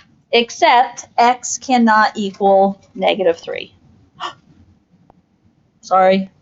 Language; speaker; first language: English; native; English